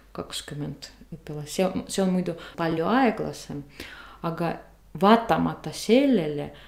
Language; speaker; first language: Estonian; non-native, learner; Russian